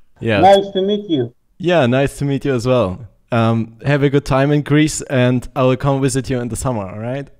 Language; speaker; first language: English; non-native, learner; German